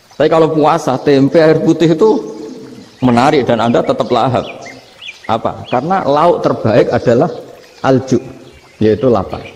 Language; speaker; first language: Indonesian; non-native, local second language; Javanese